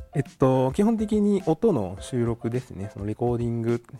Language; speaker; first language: Japanese; non-native, fluent; French